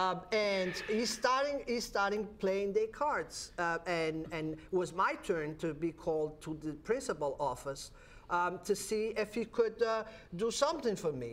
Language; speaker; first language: English; non-native, fluent; Portuguese